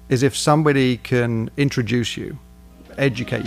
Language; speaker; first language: English; native; English